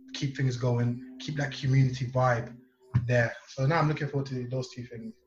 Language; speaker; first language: English; non-native, local second language; Yoruba